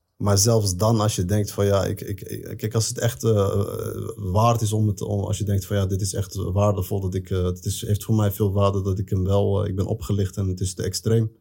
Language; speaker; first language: Dutch; early bilingual, other home language; Arabic